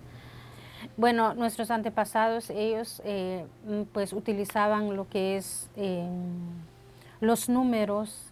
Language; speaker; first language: Spanish; non-native, local second language; Kʼicheʼ